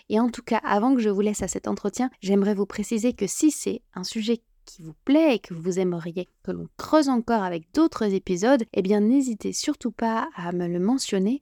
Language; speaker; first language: French; native; French